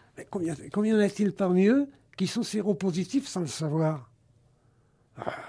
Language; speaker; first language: French; native; French